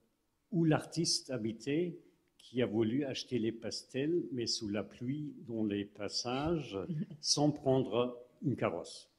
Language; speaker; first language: French; non-native, fluent; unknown